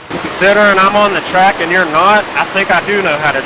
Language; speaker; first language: English; native; English